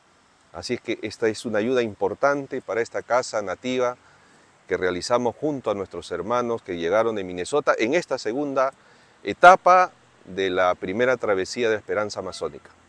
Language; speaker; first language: Spanish; native; Spanish